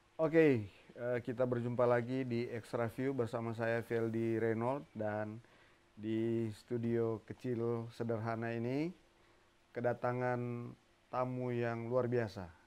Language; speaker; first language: Indonesian; native; Indonesian